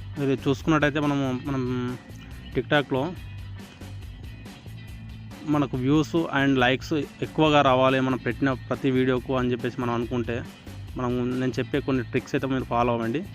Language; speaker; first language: Telugu; native; Telugu